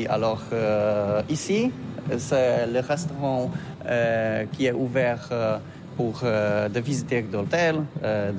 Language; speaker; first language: French; non-native, learner; Polish